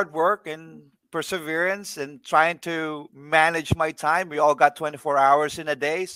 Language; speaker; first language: English; non-native, local second language; Filipino